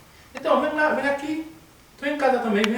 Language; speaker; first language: Portuguese; non-native, fluent; Haitian Creole